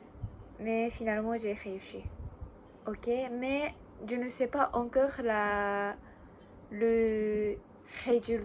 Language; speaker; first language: French; non-native, learner; Japanese